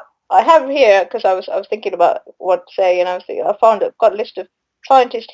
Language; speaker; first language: English; non-native, local second language; Sinhala